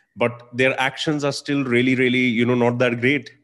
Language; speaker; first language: English; non-native, local second language; Hindi